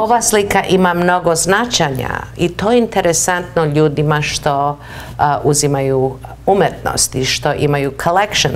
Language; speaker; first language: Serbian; early bilingual, heritage; Serbian